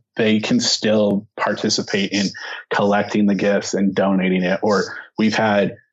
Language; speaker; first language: English; native; English